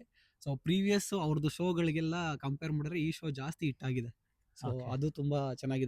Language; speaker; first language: Kannada; native; Kannada